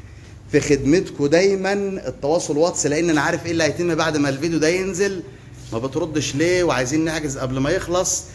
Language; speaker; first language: Arabic; native; Arabic